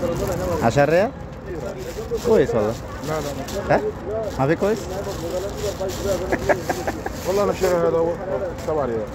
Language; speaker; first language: Arabic; non-native, learner; Bangla